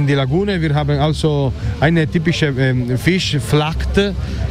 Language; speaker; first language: German; non-native, learner; Italian